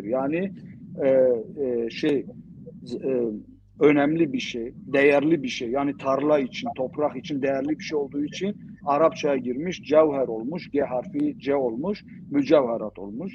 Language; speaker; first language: Turkish; non-native, local second language; Zaza